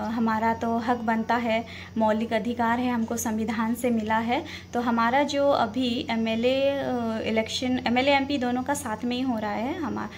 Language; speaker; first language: Hindi; native; Hindi